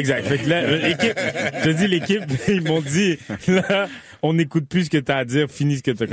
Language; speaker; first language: French; native; French